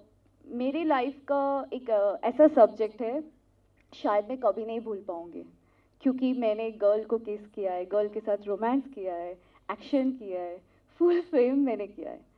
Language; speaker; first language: Hindi; non-native, local second language; Telugu